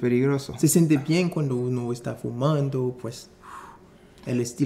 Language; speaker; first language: Spanish; non-native, fluent; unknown